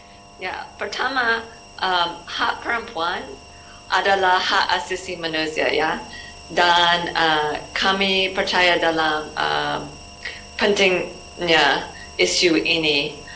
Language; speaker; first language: Indonesian; non-native, learner; English